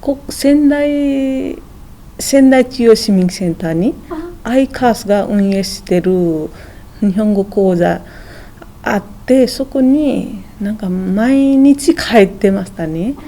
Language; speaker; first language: Japanese; non-native, fluent; Nepali